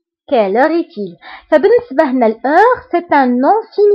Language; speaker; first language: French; non-native, local second language; Arabic